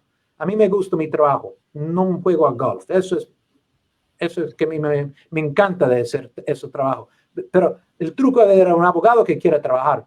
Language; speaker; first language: Spanish; non-native, learner; English